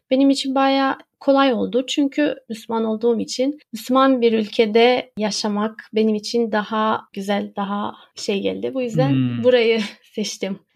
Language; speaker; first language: Turkish; early bilingual, heritage; Turkish